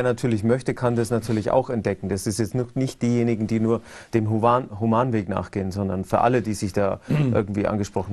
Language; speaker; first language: German; native; German